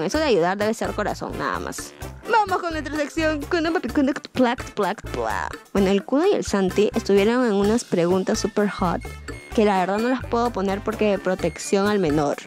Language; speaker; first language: Spanish; native; Spanish